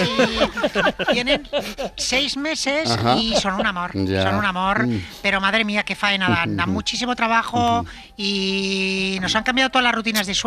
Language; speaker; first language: Spanish; native; Spanish